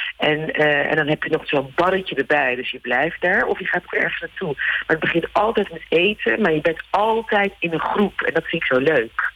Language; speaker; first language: Dutch; early bilingual, other home language; Turkish